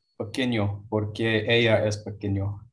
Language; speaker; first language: Spanish; non-native, fluent; English